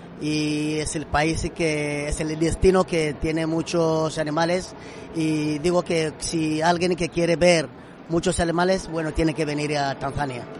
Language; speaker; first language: Spanish; non-native, fluent; Swahili